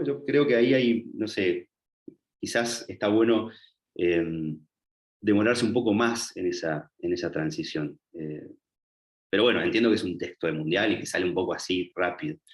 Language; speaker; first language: Spanish; native; Spanish